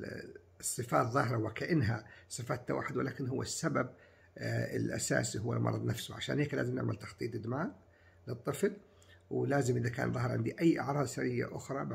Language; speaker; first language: Arabic; native; Arabic